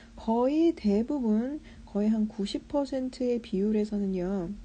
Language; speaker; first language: Korean; native; Korean